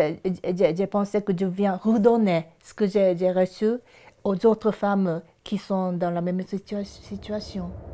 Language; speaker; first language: French; non-native, fluent; Japanese